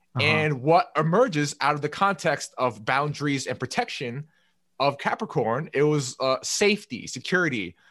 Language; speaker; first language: English; native; English